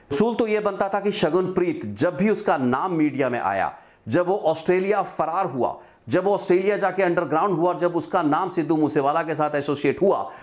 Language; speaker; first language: Hindi; non-native, local second language; Punjabi